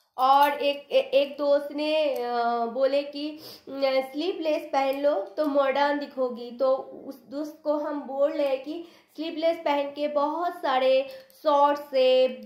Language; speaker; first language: Hindi; non-native, local second language; Bangla